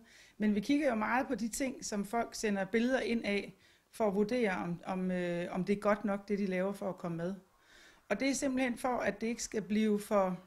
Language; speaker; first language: Danish; native; Danish